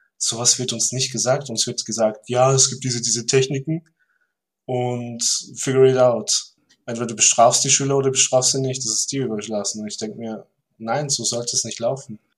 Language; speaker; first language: German; early bilingual, other home language; Turkish